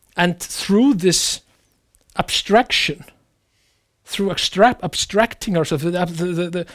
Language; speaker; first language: English; non-native, fluent; Icelandic